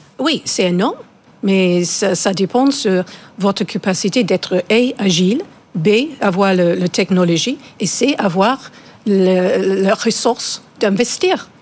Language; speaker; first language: French; non-native, fluent; English